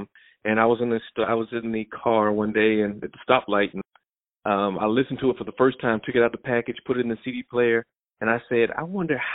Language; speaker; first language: English; native; English